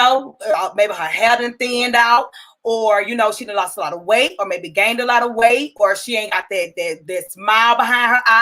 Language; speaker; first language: English; native; English